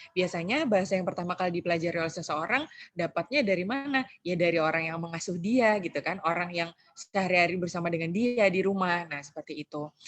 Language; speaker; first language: Indonesian; native; Indonesian